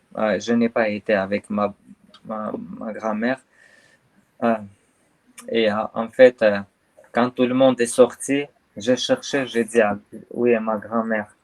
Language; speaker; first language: French; non-native, learner; Armenian